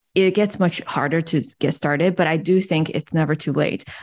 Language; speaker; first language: English; early bilingual, other home language; Chinese